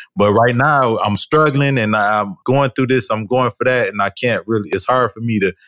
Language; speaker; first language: English; native; English